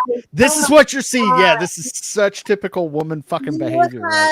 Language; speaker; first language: English; native; English